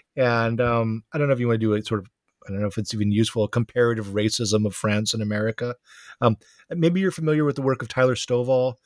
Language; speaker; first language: English; native; English